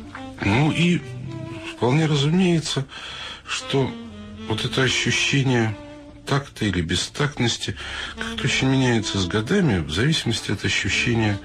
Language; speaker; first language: Russian; native; Russian